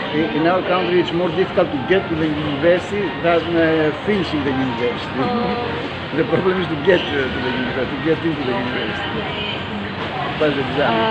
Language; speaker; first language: English; non-native, fluent; Greek